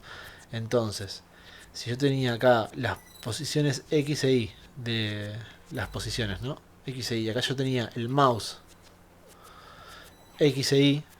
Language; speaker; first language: Spanish; native; Spanish